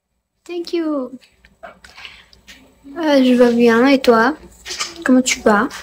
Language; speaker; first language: French; non-native, learner; Spanish